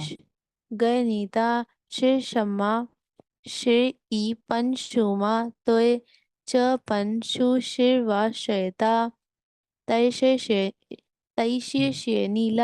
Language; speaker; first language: Chinese; non-native, learner; Urdu